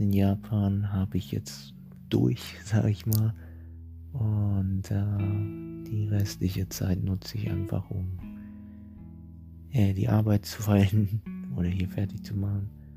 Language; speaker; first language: German; native; German